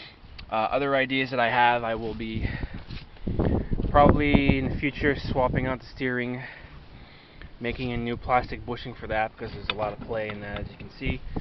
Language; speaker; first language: English; native; English